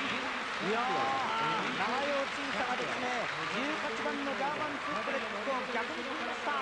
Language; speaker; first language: Japanese; native; Japanese